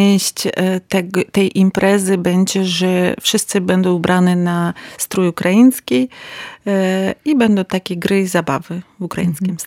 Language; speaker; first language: Polish; non-native, learner; Ukrainian